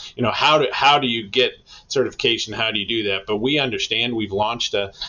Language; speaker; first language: English; native; English